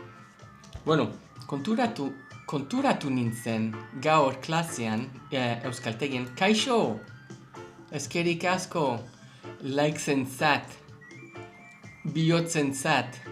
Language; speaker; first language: Basque; non-native, learner; English